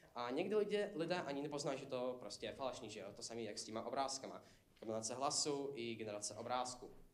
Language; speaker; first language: Czech; non-native, fluent; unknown